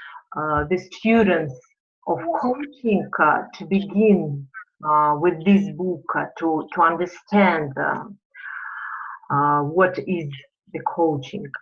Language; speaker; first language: English; non-native, fluent; Russian